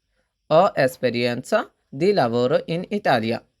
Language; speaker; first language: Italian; non-native, fluent; Bangla